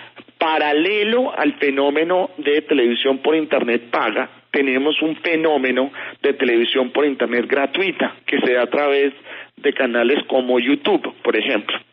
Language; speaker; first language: Spanish; native; Spanish